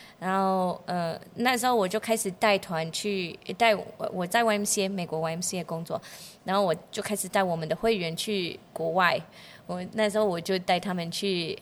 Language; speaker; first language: Chinese; non-native, fluent; English